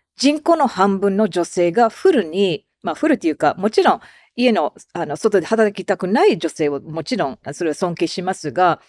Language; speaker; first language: Japanese; non-native, fluent; English